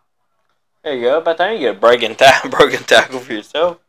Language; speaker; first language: English; native; English